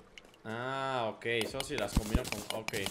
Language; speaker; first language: Spanish; native; Spanish